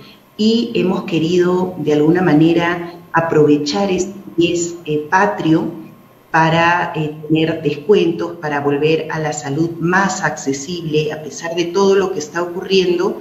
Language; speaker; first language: Spanish; native; Spanish